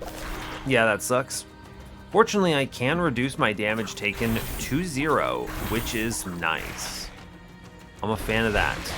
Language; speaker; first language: English; native; English